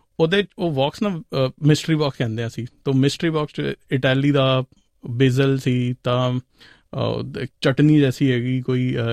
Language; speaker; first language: Punjabi; non-native, local second language; Hindi